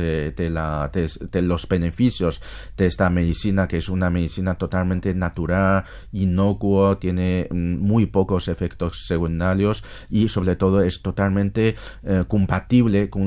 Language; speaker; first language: Spanish; non-native, fluent; Chinese